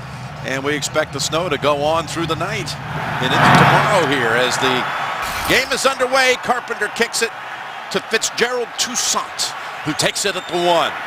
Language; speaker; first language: English; native; English